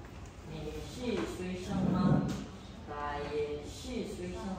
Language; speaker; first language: Chinese; non-native, learner; Filipino